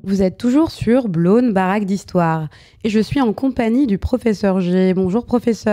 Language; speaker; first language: French; native; French